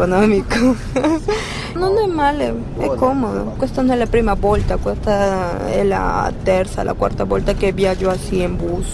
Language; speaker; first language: Italian; non-native, learner; Spanish